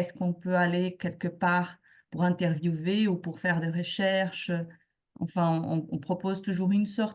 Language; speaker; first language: French; non-native, fluent; Portuguese